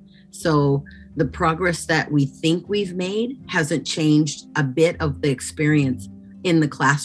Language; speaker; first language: English; native; English